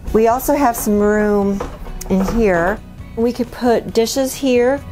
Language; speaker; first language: English; non-native, fluent; Spanish